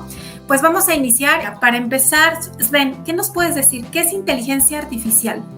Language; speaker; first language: Spanish; native; Spanish